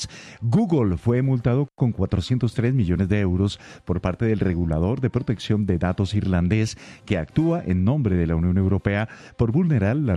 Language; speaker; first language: Spanish; native; Spanish